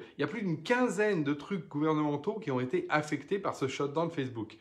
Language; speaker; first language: French; native; French